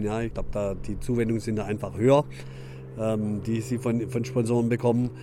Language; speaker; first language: German; native; German